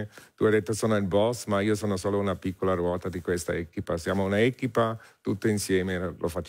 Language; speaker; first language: Italian; non-native, learner; German